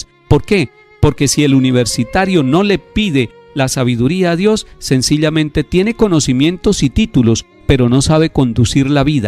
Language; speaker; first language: Spanish; native; Spanish